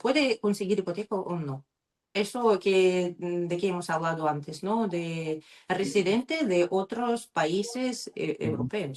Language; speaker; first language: Spanish; non-native, learner; Russian